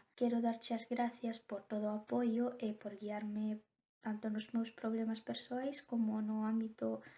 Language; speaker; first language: Galician; early bilingual, other home language; Indonesian